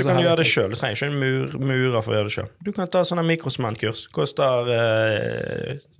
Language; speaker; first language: Norwegian; native; Norwegian